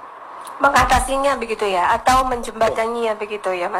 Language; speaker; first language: Indonesian; native; Indonesian